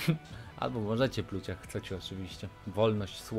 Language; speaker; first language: Polish; native; Polish